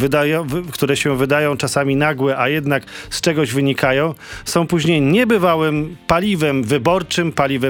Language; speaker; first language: Polish; native; Polish